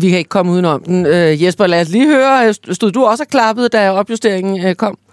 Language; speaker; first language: Danish; native; Danish